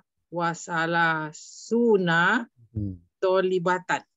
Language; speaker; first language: Arabic; non-native, learner; Malay